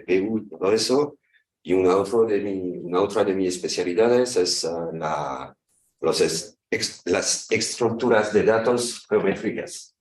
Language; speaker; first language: Spanish; non-native, fluent; French